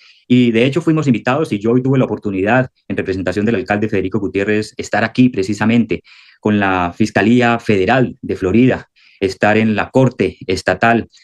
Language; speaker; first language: Spanish; native; Spanish